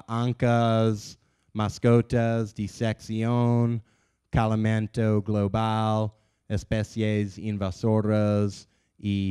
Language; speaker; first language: Spanish; non-native, learner; English